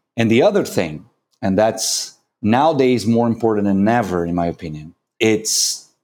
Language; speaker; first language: English; non-native, fluent; Portuguese